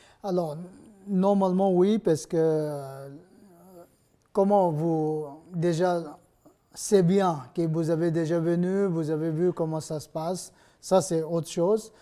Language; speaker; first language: French; non-native, learner; Nepali